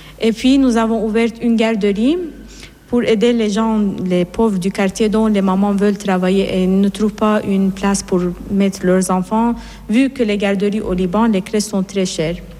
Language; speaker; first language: French; non-native, fluent; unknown